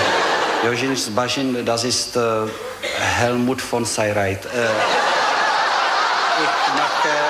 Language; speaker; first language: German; non-native, learner; Czech